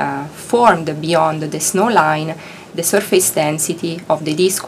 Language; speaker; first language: English; non-native, fluent; Italian